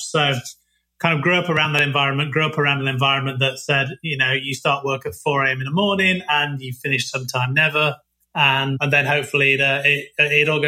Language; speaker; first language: English; native; English